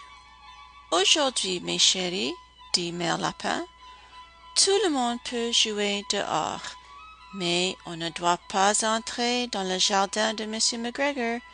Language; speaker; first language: French; non-native, fluent; English